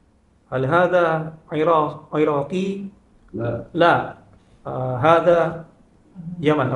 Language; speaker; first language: Arabic; non-native, learner; Indonesian